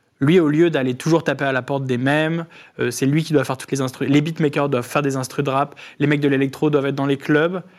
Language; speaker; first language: French; native; French